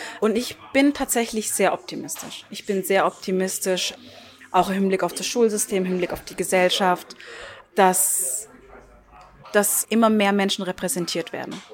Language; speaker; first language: German; early bilingual, other home language; Turkish